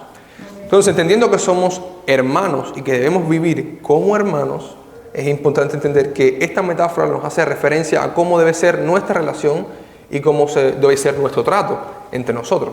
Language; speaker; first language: Spanish; native; Spanish